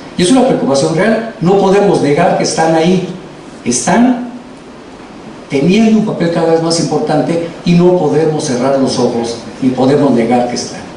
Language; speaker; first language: Spanish; native; Spanish